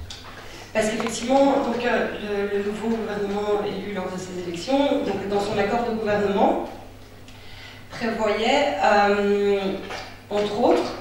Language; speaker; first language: French; native; French